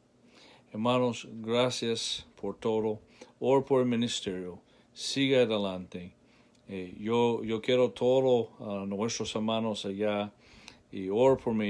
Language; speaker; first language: Spanish; non-native, learner; English